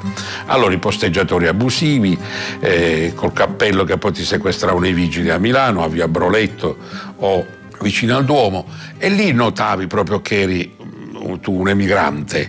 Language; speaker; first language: Italian; native; Italian